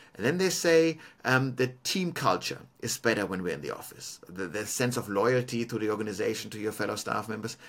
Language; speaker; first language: English; non-native, fluent; German